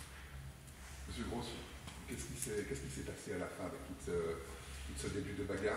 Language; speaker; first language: French; native; French